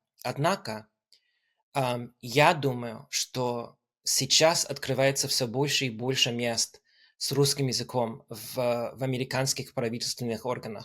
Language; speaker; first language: Russian; non-native, fluent; English